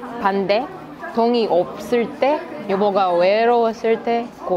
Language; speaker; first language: Korean; non-native, learner; Russian